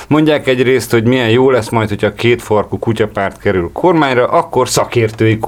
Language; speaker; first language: Hungarian; native; Hungarian